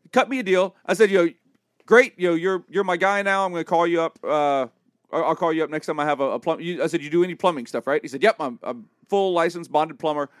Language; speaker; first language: English; native; English